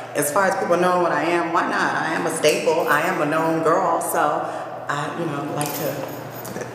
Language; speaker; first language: English; native; English